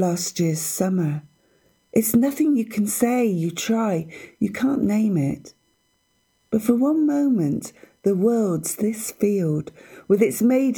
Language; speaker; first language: English; native; English